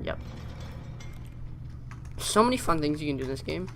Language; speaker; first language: English; native; English